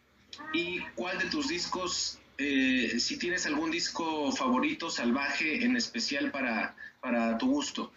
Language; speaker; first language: Spanish; native; Spanish